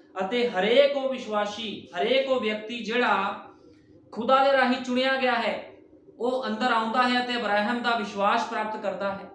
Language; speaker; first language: Hindi; non-native, local second language; Punjabi